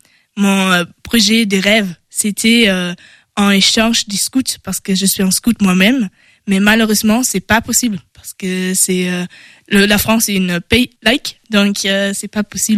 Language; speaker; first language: French; non-native, learner; German